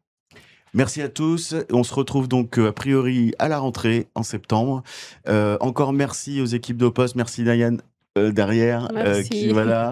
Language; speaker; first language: French; native; French